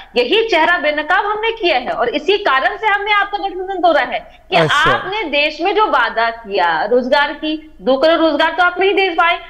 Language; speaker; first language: Hindi; native; Hindi